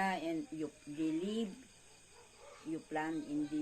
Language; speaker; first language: English; non-native, learner; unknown